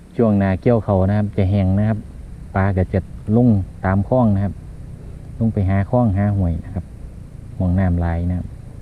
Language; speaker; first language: Thai; native; Thai